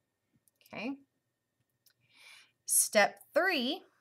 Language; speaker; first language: English; native; English